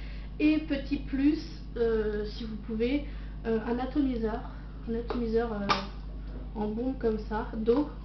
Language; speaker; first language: French; native; French